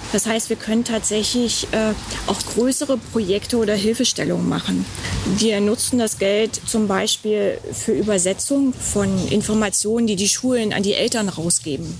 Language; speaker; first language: German; native; German